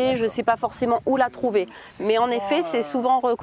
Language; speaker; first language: French; native; French